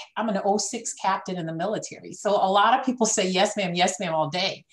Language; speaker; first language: English; native; English